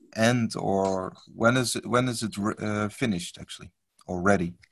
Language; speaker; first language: English; non-native, fluent; Dutch